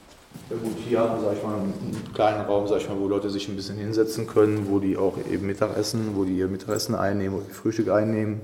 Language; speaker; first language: German; native; German